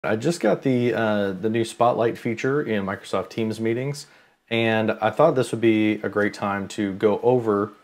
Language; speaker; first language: English; native; English